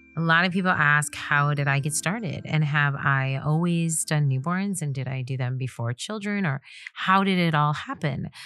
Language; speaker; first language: English; native; English